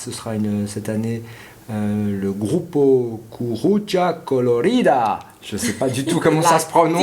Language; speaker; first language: French; native; French